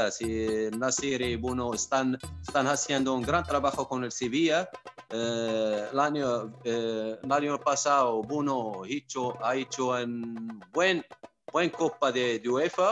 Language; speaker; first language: Spanish; non-native, fluent; Arabic